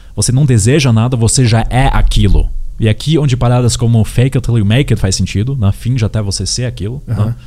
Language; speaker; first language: Portuguese; early bilingual, heritage; Portuguese